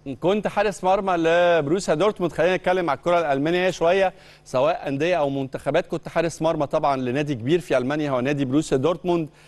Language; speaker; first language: Arabic; native; Arabic